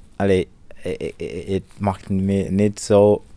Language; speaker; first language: Dutch; non-native, learner; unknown